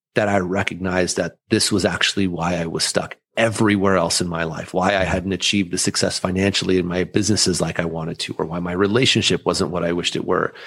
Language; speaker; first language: English; early bilingual, other home language; German